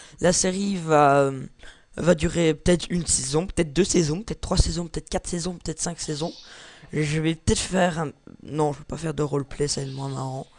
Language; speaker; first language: French; native; French